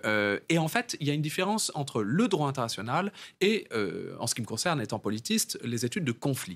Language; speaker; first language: French; native; French